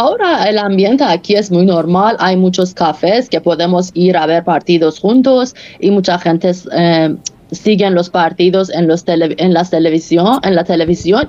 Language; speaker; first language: Spanish; non-native, fluent; Persian